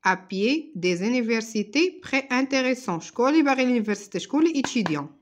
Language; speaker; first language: French; non-native, local second language; Arabic